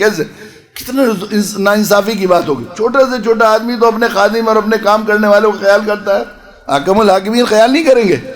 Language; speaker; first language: Urdu; native; Urdu